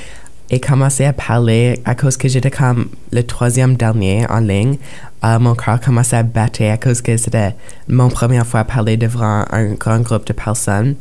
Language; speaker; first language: French; non-native, local second language; English